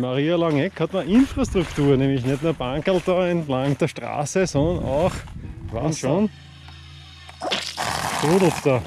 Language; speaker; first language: German; native; German